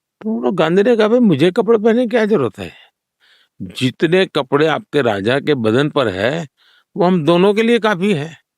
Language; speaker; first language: Hindi; non-native, local second language; Gujarati